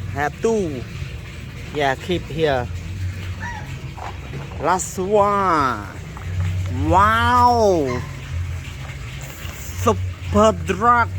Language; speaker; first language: English; non-native, learner; Indonesian